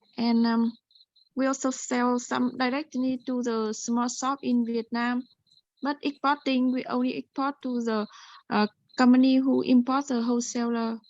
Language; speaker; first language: English; non-native, learner; Vietnamese